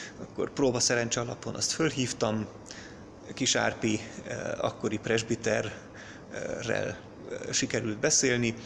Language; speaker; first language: Hungarian; early bilingual, heritage; German